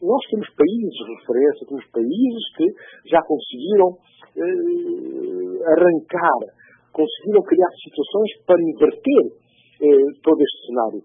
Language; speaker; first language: Portuguese; non-native, local second language; Upper Guinea Crioulo